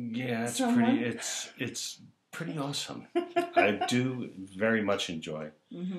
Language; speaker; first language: English; native; English